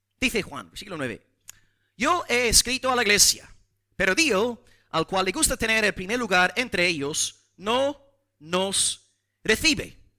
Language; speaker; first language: Spanish; non-native, fluent; English